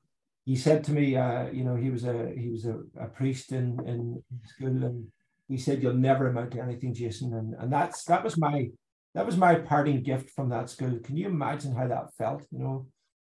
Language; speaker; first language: English; native; English